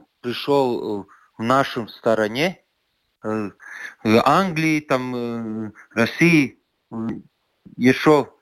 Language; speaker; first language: Russian; non-native, local second language; Latvian